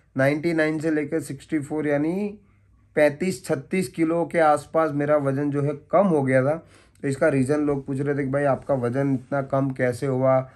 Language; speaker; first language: Hindi; non-native, local second language; Gujarati